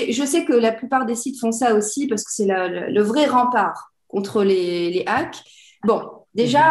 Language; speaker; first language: French; native; French